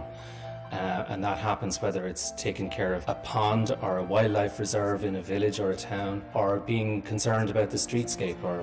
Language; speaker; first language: English; native; English